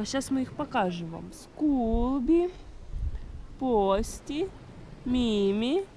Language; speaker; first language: Russian; native; Russian